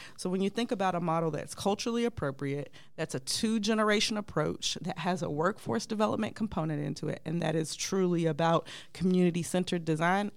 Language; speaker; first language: English; native; English